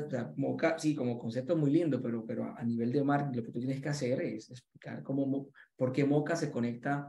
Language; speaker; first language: Spanish; native; Spanish